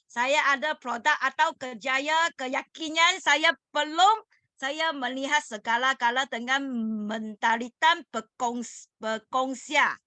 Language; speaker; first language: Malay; non-native, learner; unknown